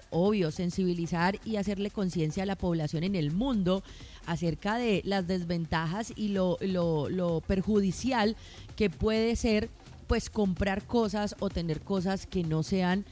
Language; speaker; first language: Spanish; native; Spanish